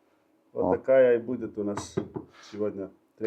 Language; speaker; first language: Russian; non-native, learner; Estonian